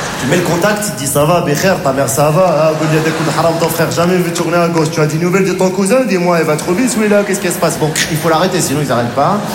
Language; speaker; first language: French; native; French